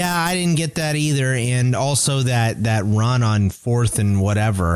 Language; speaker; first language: English; native; English